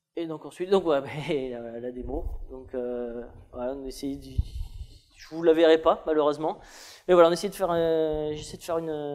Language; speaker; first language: French; native; French